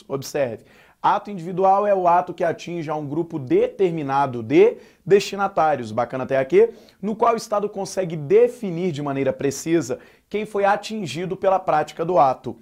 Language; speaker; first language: Portuguese; native; Portuguese